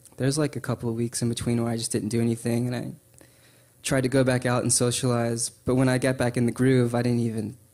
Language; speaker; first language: English; native; English